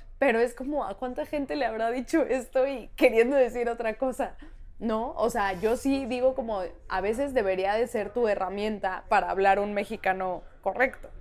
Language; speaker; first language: Spanish; native; Spanish